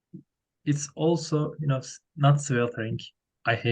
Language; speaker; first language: English; non-native, learner; Turkish